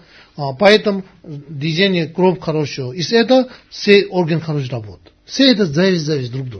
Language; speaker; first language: Russian; non-native, learner; Tibetan